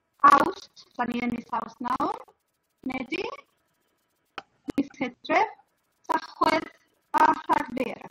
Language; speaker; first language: Welsh; non-native, learner; Spanish